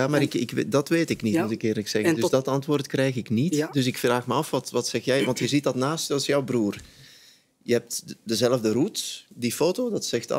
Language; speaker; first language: Dutch; native; Dutch